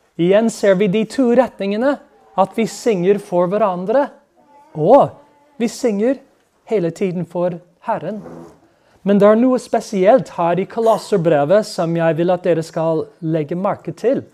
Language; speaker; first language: Norwegian; non-native, fluent; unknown